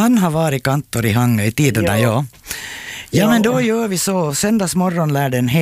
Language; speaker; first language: Swedish; native; Swedish